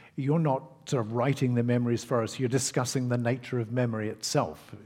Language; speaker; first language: English; native; English